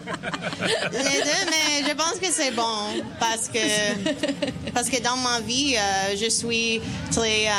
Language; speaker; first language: French; non-native, learner; Spanish